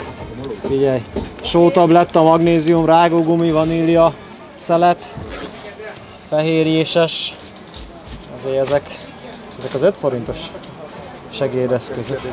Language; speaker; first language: Hungarian; native; Hungarian